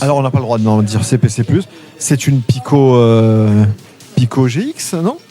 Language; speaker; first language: French; native; French